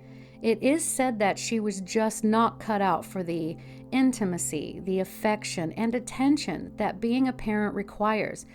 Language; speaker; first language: English; native; English